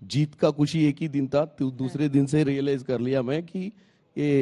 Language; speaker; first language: Hindi; non-native, local second language; Telugu